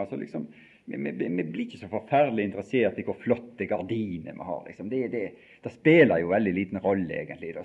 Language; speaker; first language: Norwegian; native; Norwegian